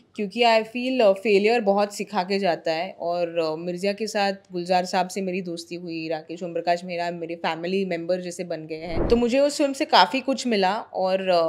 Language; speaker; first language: Hindi; non-native, local second language; Marathi